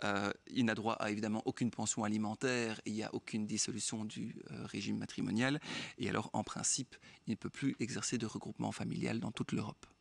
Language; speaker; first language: French; native; French